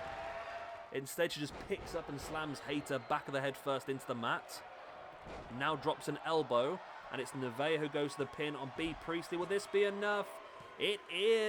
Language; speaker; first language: English; native; English